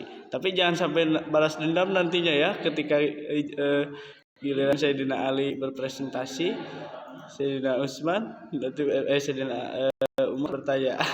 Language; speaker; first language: Indonesian; native; Indonesian